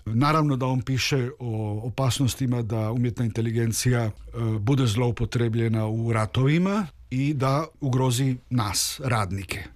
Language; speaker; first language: Croatian; early bilingual, heritage; Croatian